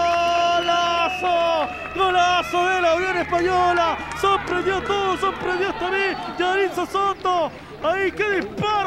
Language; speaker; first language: Spanish; native; Spanish